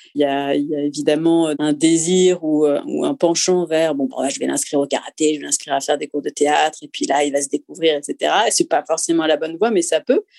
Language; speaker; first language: French; native; French